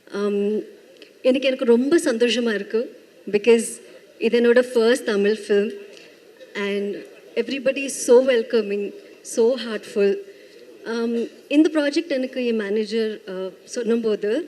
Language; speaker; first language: Tamil; non-native, fluent; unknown